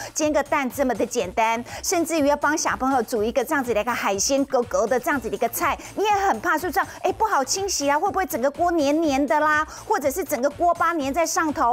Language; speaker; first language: Chinese; native; Chinese